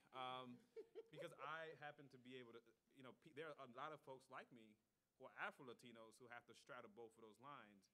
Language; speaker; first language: English; native; English